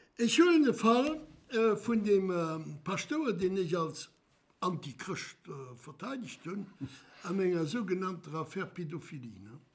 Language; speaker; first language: Luxembourgish; native; Luxembourgish